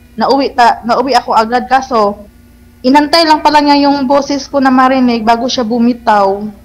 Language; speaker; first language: Filipino; non-native, local second language; Cebuano